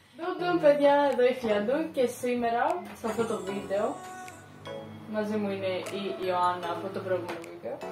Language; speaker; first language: Greek; early bilingual, other home language; Russian